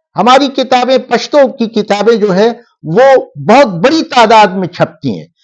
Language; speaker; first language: Urdu; non-native, local second language; Pashto